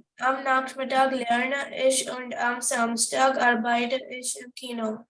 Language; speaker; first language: German; non-native, learner; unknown